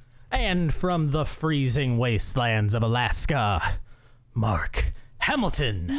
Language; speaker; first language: English; native; English